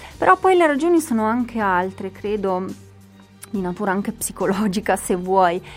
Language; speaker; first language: Italian; native; Italian